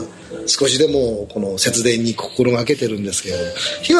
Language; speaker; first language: Japanese; native; Japanese